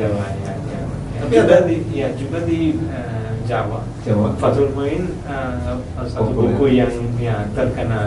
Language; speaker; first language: Indonesian; non-native, learner; Malayalam